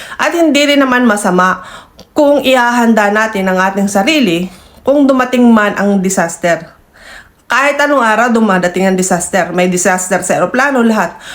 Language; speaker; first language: Filipino; native; Filipino